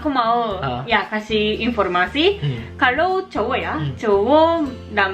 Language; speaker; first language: Indonesian; non-native, learner; Japanese